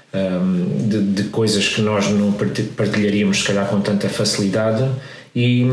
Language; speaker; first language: Portuguese; native; Portuguese